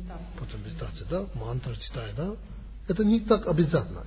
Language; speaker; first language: Russian; non-native, learner; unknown